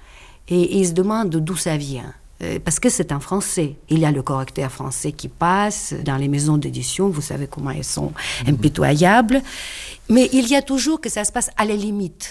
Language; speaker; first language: French; non-native, fluent; Russian